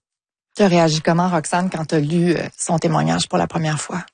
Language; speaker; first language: French; native; French